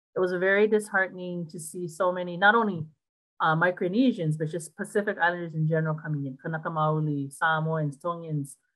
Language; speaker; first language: English; native; English